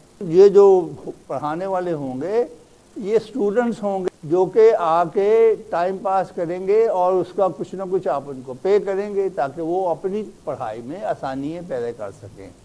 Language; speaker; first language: Urdu; native; Urdu